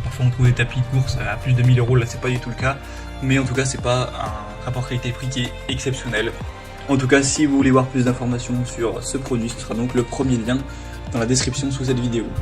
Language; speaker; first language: French; native; French